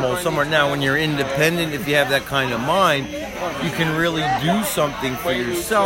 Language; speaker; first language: English; native; English